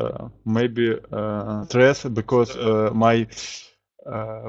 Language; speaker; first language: English; non-native, learner; Russian